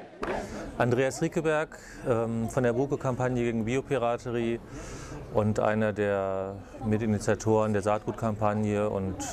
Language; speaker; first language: German; native; German